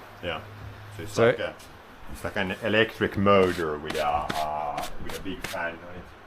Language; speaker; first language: English; non-native, fluent; Swedish